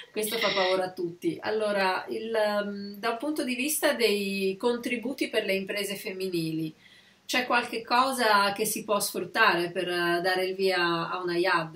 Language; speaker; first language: Italian; native; Italian